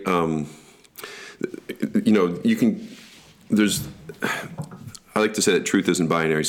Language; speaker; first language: English; native; English